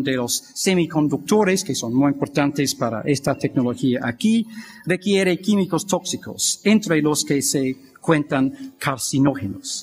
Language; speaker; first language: Spanish; non-native, fluent; English